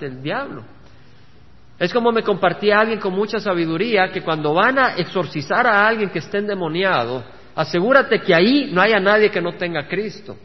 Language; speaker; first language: Spanish; native; Spanish